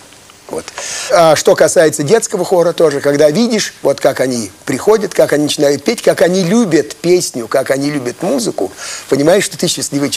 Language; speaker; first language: Russian; native; Russian